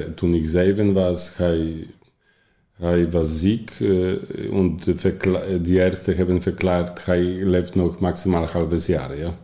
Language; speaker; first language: Dutch; non-native, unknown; Polish